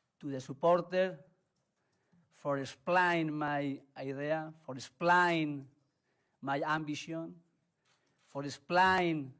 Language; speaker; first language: English; non-native, learner; Spanish